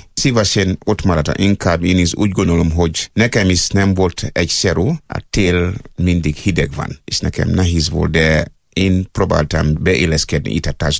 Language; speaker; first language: Hungarian; non-native, learner; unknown